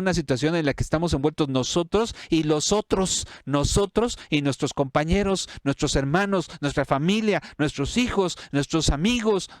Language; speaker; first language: Spanish; native; Spanish